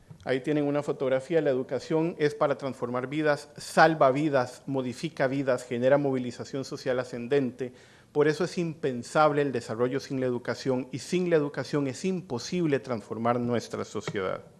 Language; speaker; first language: Spanish; native; Spanish